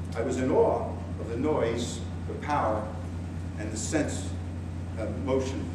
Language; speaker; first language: English; native; English